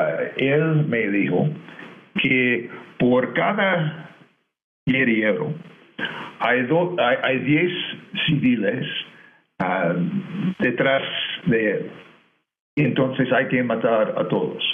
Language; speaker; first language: Spanish; non-native, fluent; English